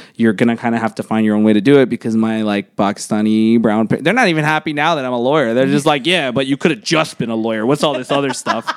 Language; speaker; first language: English; native; English